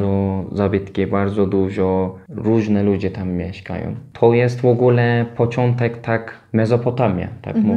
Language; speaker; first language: Polish; non-native, fluent; Turkish